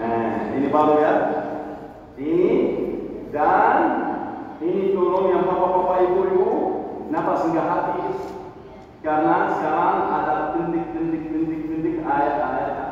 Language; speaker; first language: Indonesian; non-native, learner; Arabic